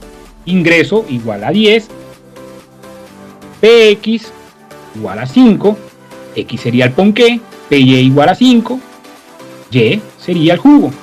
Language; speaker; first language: Spanish; native; Spanish